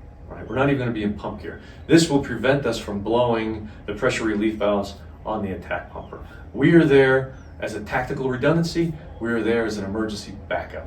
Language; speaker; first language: English; native; English